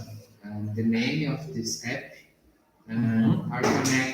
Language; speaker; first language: English; non-native, learner; Portuguese